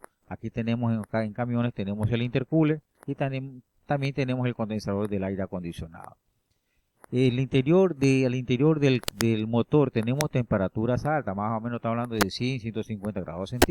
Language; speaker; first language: Spanish; native; Spanish